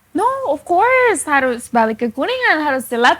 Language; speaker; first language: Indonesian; non-native, fluent; English